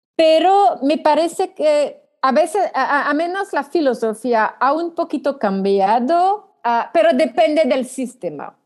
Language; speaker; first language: Spanish; non-native, fluent; French